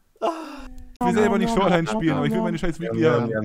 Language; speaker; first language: German; native; German